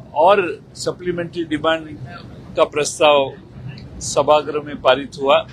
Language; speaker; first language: Hindi; non-native, local second language; Marathi